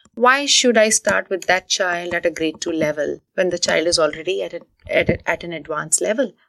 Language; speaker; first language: English; non-native, local second language; Hindi